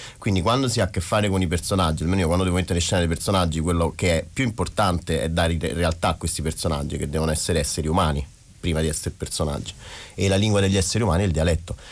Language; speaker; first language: Italian; native; Italian